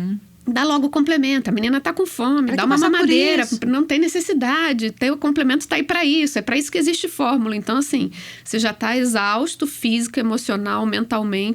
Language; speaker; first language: Portuguese; native; Portuguese